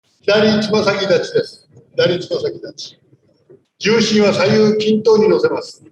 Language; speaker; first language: Japanese; native; Japanese